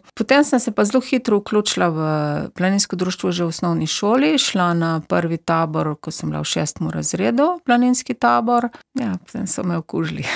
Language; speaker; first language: Slovenian; native; Slovenian